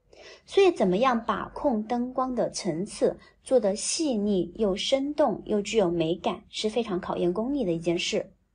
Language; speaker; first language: Chinese; native; Chinese